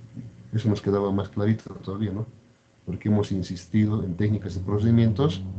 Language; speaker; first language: Spanish; native; Spanish